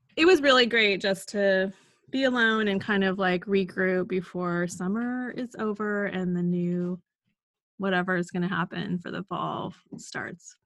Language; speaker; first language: English; native; English